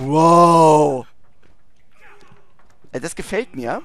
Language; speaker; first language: German; native; German